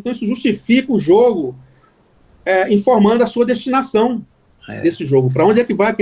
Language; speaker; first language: Portuguese; native; Portuguese